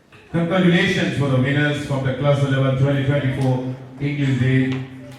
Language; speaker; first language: English; non-native, local second language; Tamil